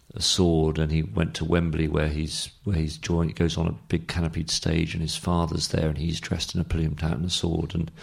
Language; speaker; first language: English; native; English